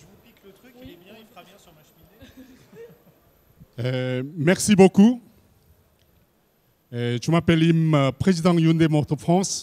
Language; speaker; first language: French; non-native, learner; Korean